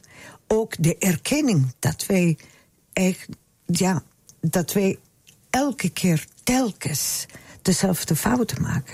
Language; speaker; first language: Dutch; non-native, fluent; Spanish